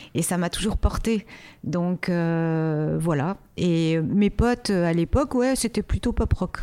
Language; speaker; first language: French; native; French